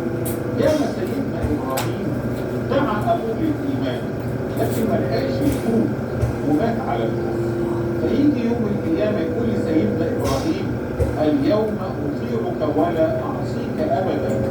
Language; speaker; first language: Arabic; native; Arabic